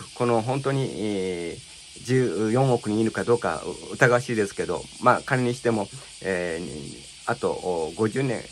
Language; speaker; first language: Japanese; non-native, fluent; Chinese